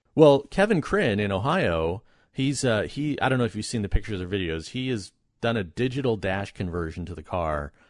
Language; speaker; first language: English; native; English